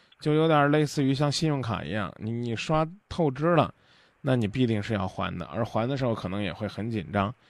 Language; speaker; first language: Chinese; non-native, local second language; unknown